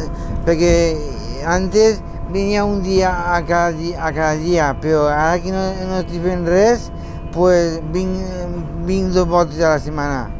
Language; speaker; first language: Catalan; non-native, local second language; Spanish